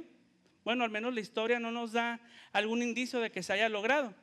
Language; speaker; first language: Spanish; native; Spanish